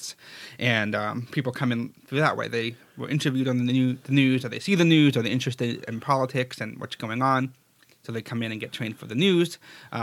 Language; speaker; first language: English; native; English